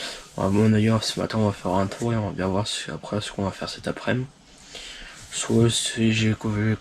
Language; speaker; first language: French; native; French